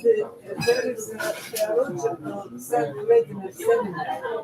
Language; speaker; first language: English; non-native, learner; Russian